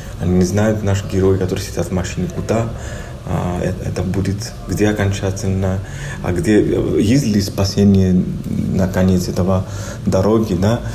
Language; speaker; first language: Russian; non-native, fluent; Greek